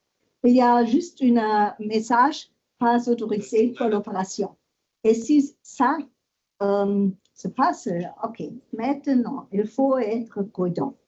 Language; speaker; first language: French; non-native, learner; German